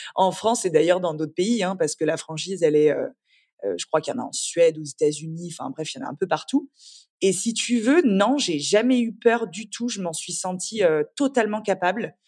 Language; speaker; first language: French; native; French